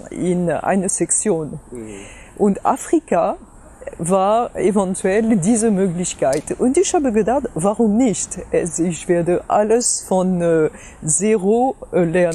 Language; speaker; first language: German; non-native, fluent; French